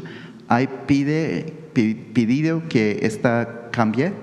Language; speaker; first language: Spanish; early bilingual, heritage; English